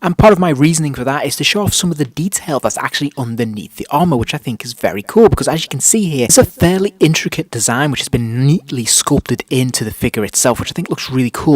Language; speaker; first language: English; native; English